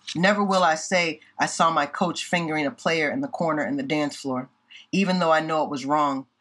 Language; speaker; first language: English; native; English